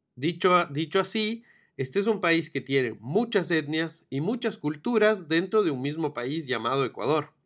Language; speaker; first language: Spanish; native; Spanish